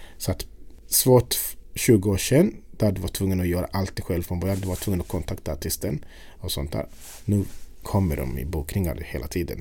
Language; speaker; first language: Swedish; non-native, fluent; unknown